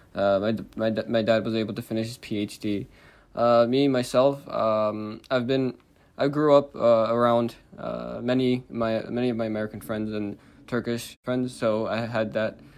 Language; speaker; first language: English; native; English